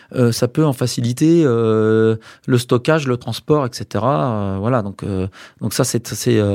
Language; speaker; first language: French; native; French